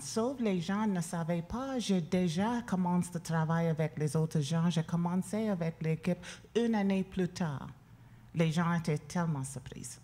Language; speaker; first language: French; non-native, learner; English